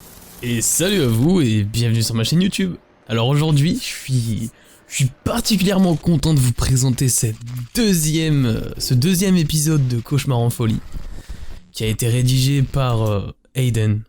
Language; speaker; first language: French; native; French